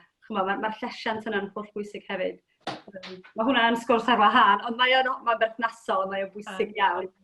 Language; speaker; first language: Welsh; native; Welsh